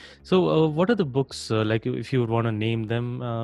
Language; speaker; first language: English; non-native, local second language; Hindi